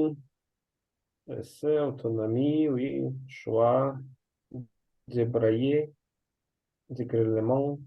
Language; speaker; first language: French; non-native, learner; Russian